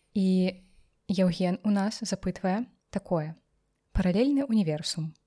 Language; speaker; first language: Belarusian; non-native, local second language; Russian